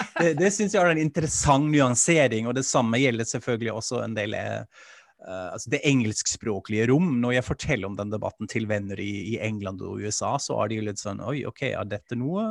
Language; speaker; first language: Norwegian; non-native, fluent; German